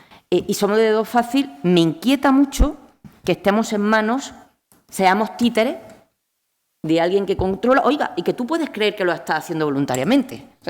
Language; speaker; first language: Spanish; native; Spanish